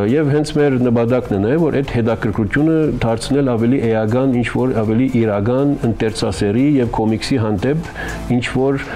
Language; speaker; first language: Armenian; native; Armenian